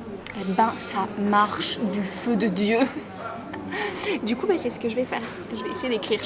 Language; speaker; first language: French; native; French